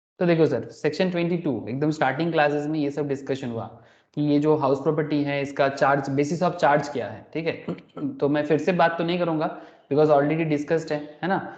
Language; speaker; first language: Hindi; non-native, local second language; Bangla